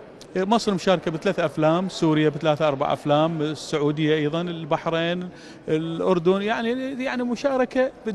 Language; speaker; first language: Arabic; native; Arabic